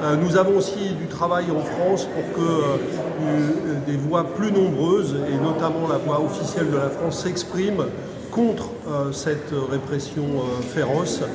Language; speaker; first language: French; native; French